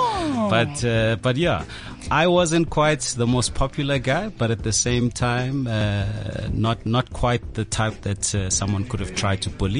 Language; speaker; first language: English; non-native, local second language; Zulu